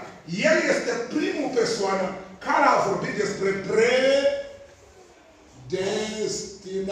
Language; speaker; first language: Romanian; non-native, fluent; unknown